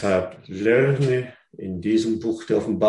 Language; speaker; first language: German; non-native, fluent; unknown